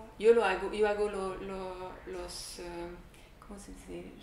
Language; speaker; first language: Spanish; non-native, learner; French